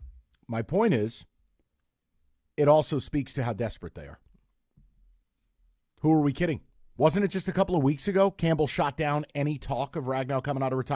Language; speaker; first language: English; native; English